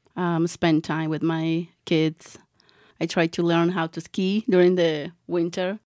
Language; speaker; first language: English; non-native, learner; Spanish